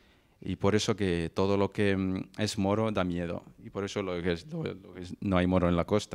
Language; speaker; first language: Spanish; non-native, fluent; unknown